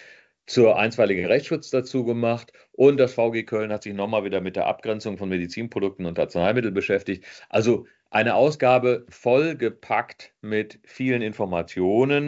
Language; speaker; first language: German; native; German